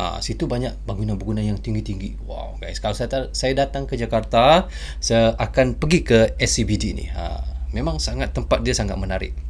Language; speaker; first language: Malay; native; Malay